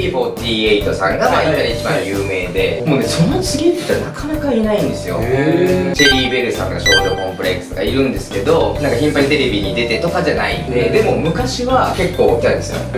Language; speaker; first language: Japanese; native; Japanese